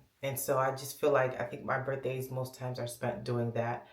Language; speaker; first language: English; native; English